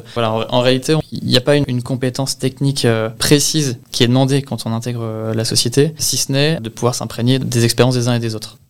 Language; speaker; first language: French; native; French